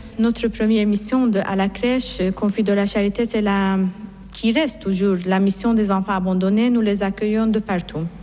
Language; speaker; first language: French; non-native, fluent; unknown